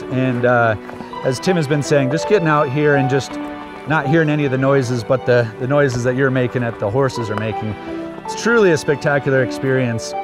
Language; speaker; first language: English; native; English